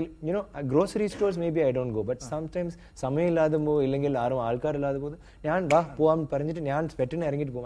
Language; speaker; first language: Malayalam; non-native, learner; Tamil